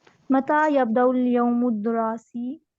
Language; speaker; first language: Arabic; non-native, learner; Urdu